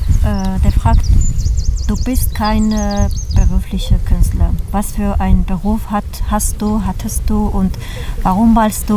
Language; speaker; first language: German; non-native, fluent; Armenian